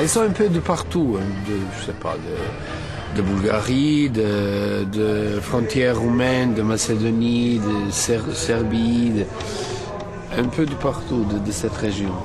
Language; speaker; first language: French; non-native, fluent; Serbian